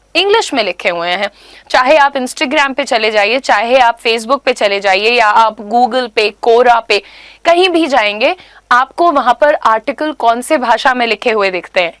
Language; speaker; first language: Hindi; native; Hindi